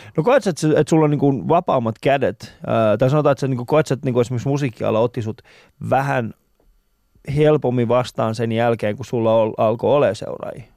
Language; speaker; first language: Finnish; early bilingual, other home language; Persian